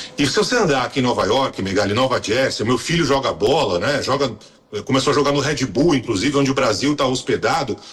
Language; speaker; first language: Portuguese; native; Portuguese